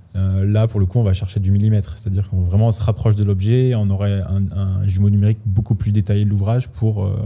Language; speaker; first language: French; native; French